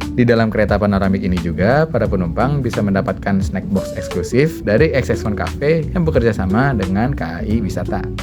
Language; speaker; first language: Indonesian; native; Indonesian